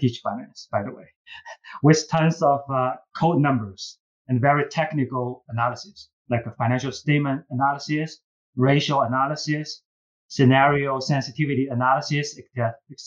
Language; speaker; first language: English; non-native, fluent; Chinese